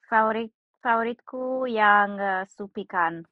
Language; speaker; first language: Indonesian; non-native, learner; English